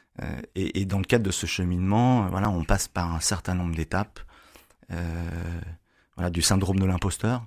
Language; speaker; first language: French; native; French